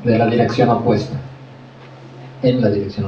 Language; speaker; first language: Spanish; native; Spanish